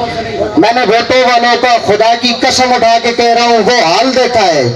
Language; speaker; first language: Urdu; non-native, local second language; Punjabi